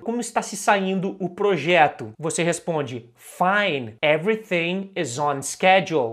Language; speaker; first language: Portuguese; native; Portuguese